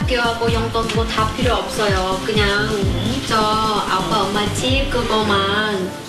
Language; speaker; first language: Korean; non-native, learner; Vietnamese